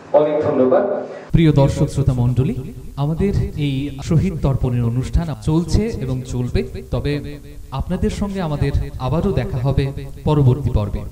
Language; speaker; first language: Bangla; native; Bangla